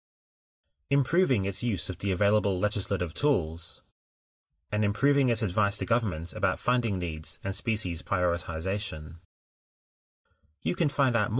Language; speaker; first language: English; native; English